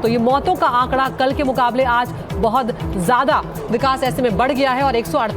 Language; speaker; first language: Hindi; native; Hindi